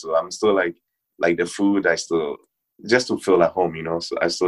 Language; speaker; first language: English; non-native, local second language; Ewe